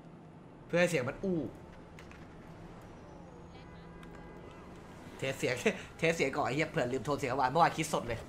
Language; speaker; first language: Thai; native; Thai